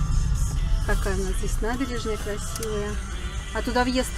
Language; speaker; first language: Russian; native; Russian